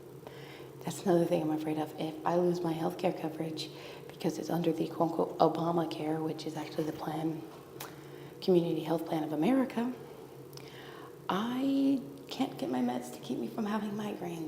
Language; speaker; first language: English; native; English